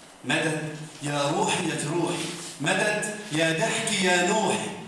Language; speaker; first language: Arabic; native; Arabic